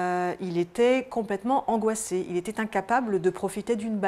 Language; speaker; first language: French; native; French